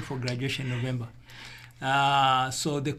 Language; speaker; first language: English; non-native, local second language; Kinyarwanda